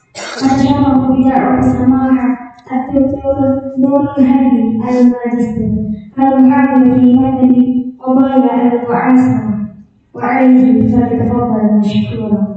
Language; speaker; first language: Arabic; non-native, learner; Indonesian